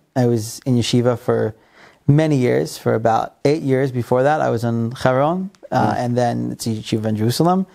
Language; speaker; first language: English; non-native, fluent; Hebrew